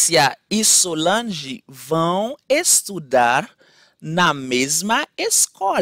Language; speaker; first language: Portuguese; non-native, fluent; Haitian Creole